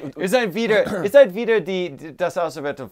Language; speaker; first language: German; non-native, fluent; English